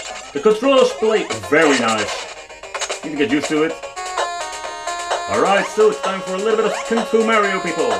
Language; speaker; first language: English; non-native, fluent; Dutch